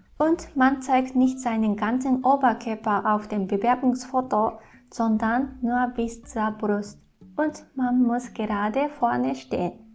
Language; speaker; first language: German; non-native, fluent; Japanese